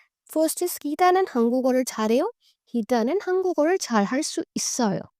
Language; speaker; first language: Korean; non-native, learner; Hindi